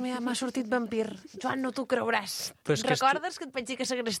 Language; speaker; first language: Catalan; native; Catalan